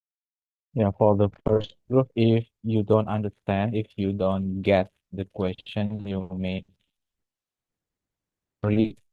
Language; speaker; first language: English; non-native, fluent; Indonesian